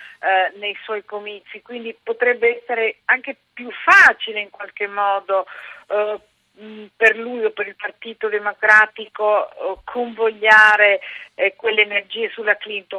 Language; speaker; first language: Italian; native; Italian